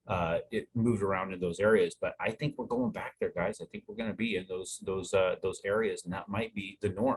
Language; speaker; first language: English; native; English